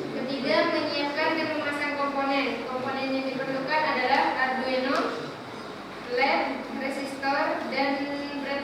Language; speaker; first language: Indonesian; native; Indonesian